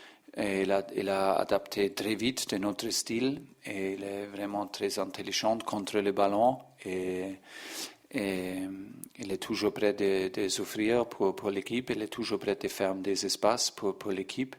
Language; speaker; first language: French; non-native, learner; German